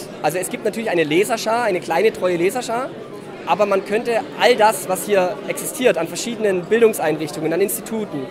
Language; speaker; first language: German; native; German